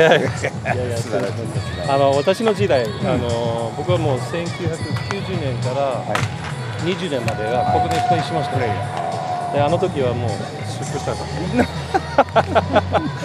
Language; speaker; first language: Japanese; non-native, fluent; English